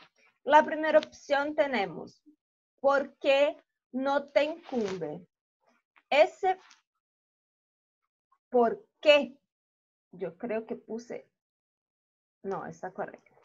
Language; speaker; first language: Spanish; non-native, fluent; Portuguese